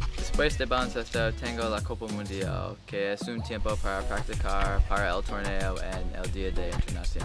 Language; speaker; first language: Spanish; non-native, learner; English